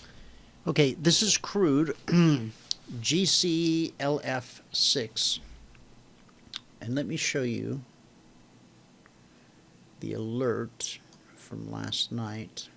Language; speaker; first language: English; native; English